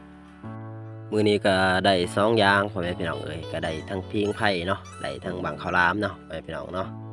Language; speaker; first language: Thai; non-native, local second language; Lao